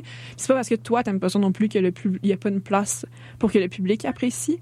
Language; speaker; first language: French; native; French